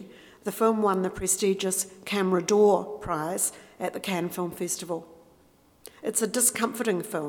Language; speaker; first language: English; native; English